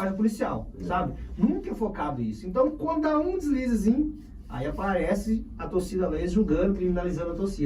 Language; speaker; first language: Portuguese; native; Portuguese